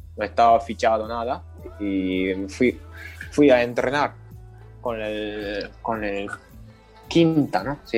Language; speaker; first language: Spanish; non-native, learner; Japanese